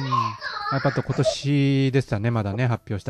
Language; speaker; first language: Japanese; native; Japanese